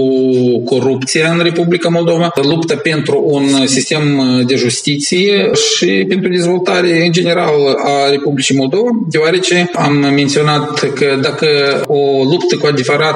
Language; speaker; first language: Romanian; native; Romanian